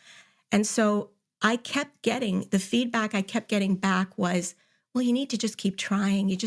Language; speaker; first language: English; native; English